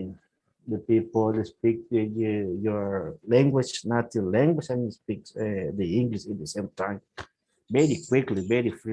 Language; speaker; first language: English; non-native, learner; Spanish